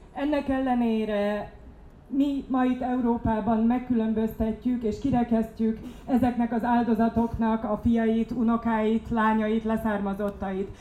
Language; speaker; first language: Hungarian; non-native, fluent; English